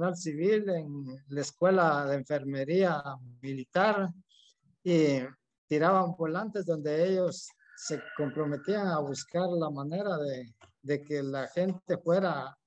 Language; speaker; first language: Spanish; native; Spanish